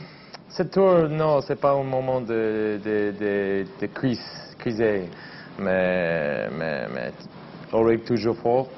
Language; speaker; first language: French; non-native, learner; English